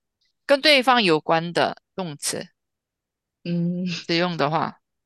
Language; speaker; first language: Chinese; non-native, fluent; Korean